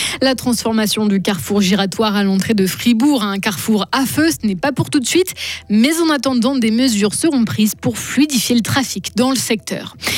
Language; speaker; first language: French; native; French